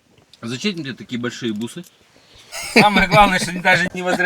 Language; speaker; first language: Russian; native; Russian